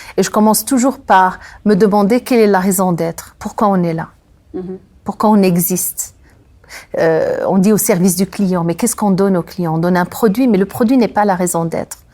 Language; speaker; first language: French; non-native, local second language; Arabic